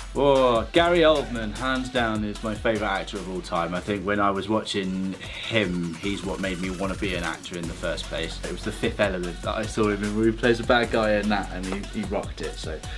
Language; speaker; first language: English; native; English